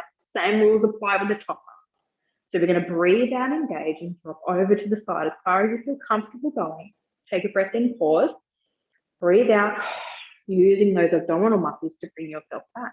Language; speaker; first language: English; native; English